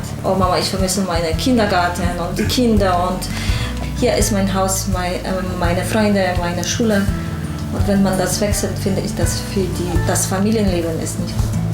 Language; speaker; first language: German; non-native, fluent; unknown